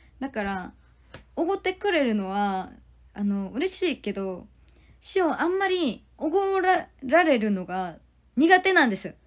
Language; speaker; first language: Japanese; non-native, fluent; Korean